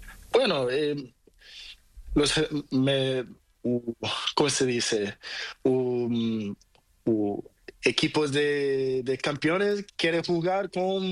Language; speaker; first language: Spanish; non-native, learner; Portuguese